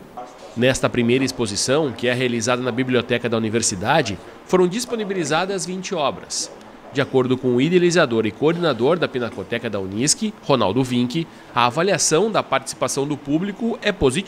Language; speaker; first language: Portuguese; native; Portuguese